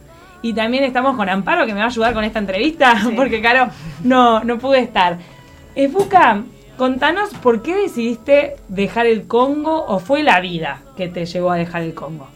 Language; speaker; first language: Spanish; native; Spanish